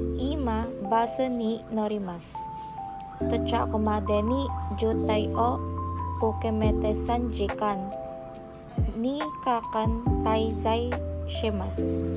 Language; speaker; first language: Japanese; non-native, learner; Filipino